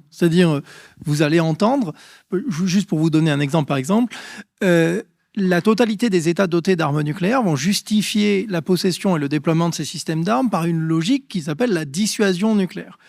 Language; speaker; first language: French; native; French